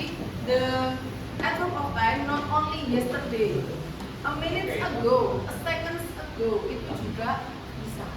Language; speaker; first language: English; non-native, fluent; Indonesian